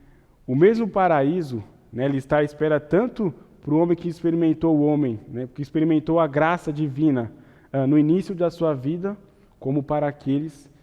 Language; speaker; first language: Portuguese; native; Portuguese